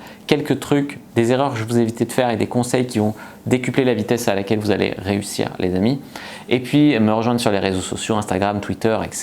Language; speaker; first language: French; native; French